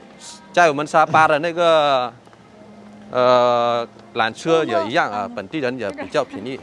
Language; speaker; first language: Chinese; non-native, learner; Vietnamese